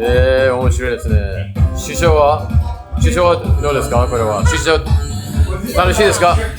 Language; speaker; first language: Japanese; non-native, learner; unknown